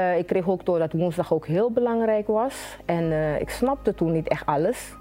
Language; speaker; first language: Dutch; native; Dutch